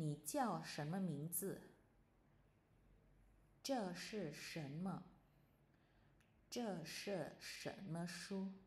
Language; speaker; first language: Chinese; non-native, fluent; Indonesian